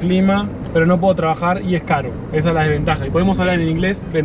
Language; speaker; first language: Spanish; native; Spanish